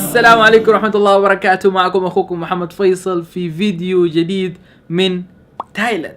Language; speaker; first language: Arabic; native; Arabic